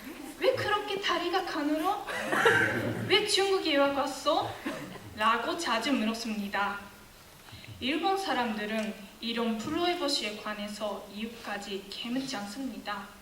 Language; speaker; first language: Korean; non-native, fluent; Japanese